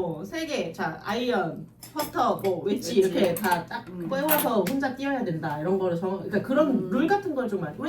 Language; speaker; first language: Korean; native; Korean